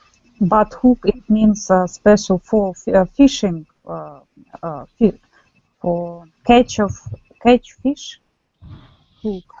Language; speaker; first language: English; non-native, learner; Russian